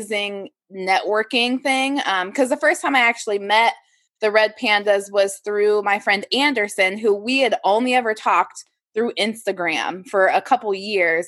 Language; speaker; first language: English; native; English